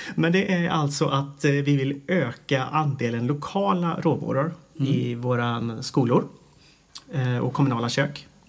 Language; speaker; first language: Swedish; native; Swedish